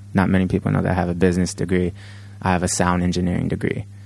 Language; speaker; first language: English; native; English